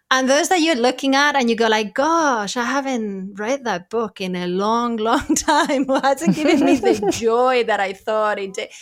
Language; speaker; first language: English; non-native, fluent; Spanish